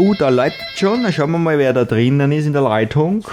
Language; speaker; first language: German; native; German